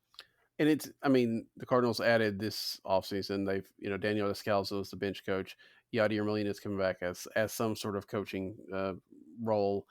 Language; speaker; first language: English; native; English